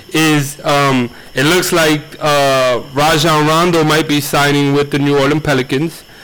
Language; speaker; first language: English; early bilingual, other home language; Spanish